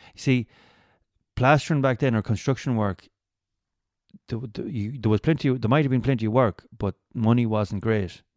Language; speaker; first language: English; native; English